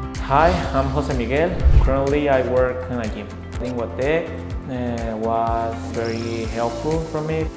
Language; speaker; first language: English; non-native, learner; Spanish